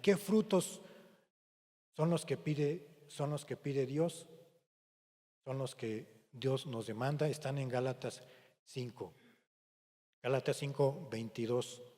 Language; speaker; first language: Spanish; native; Spanish